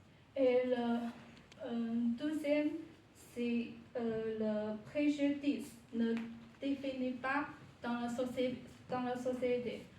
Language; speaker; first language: French; non-native, learner; Chinese